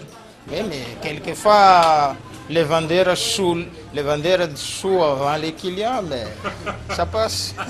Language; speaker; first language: French; non-native, local second language; Malagasy